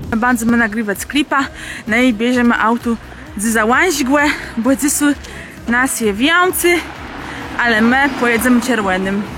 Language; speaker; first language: Polish; non-native, local second language; Kashubian